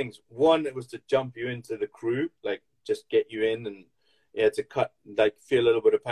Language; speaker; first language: English; native; English